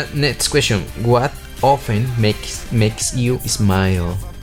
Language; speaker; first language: English; non-native, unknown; Spanish